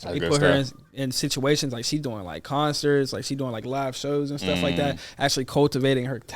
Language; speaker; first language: English; native; English